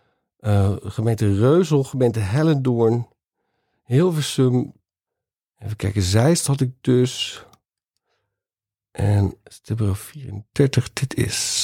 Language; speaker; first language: Dutch; native; Dutch